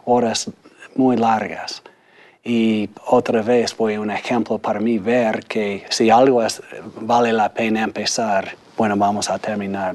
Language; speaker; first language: Spanish; non-native, fluent; English